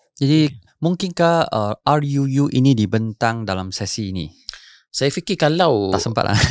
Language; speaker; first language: Malay; native; Malay